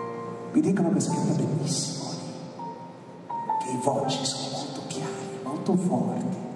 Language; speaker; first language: Italian; non-native, fluent; English